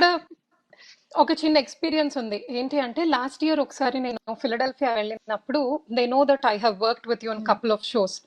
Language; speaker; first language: Telugu; native; Telugu